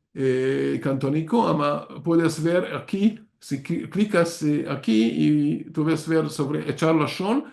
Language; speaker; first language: Spanish; non-native, learner; Hungarian